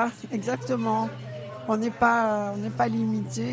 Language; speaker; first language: French; native; French